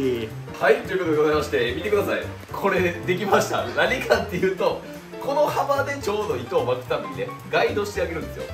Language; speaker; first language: Japanese; native; Japanese